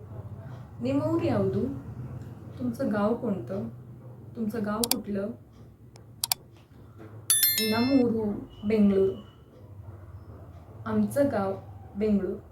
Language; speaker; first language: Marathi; non-native, local second language; Kannada